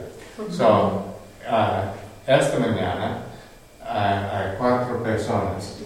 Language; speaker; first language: Spanish; non-native, learner; English